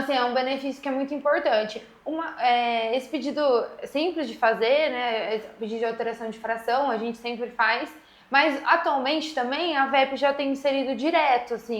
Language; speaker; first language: Portuguese; native; Portuguese